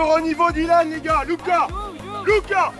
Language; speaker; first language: French; native; French